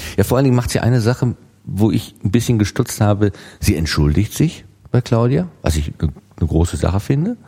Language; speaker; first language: German; native; German